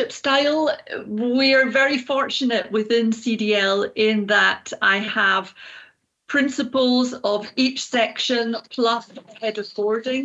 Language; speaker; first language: English; native; English